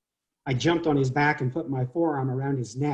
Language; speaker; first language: English; native; English